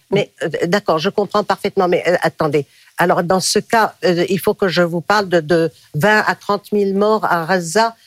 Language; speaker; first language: French; non-native, local second language; Arabic